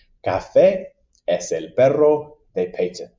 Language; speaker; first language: Spanish; non-native, fluent; English